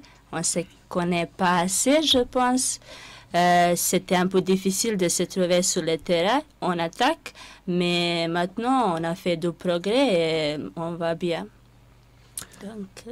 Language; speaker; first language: French; non-native, fluent; Serbian